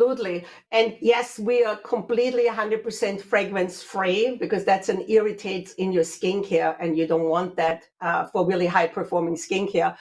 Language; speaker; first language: English; non-native, fluent; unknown